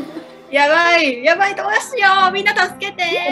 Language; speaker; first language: Japanese; non-native, fluent; Cantonese